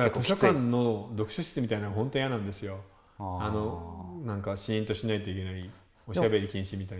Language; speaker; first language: Japanese; native; Japanese